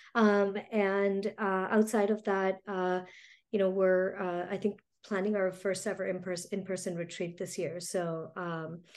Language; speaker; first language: English; early bilingual, other home language; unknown